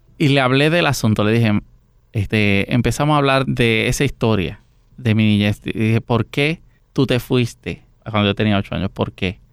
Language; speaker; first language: Spanish; native; Spanish